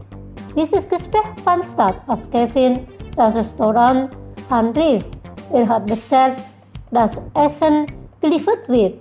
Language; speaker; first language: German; non-native, fluent; Indonesian